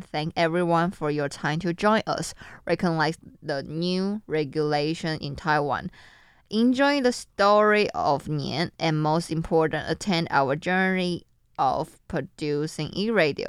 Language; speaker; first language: English; non-native, learner; Chinese